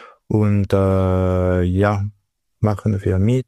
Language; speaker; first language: German; non-native, local second language; French